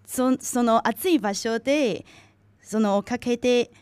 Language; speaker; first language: Japanese; non-native, fluent; Chinese